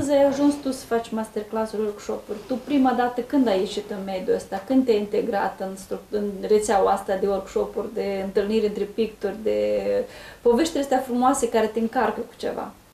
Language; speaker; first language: Romanian; native; Romanian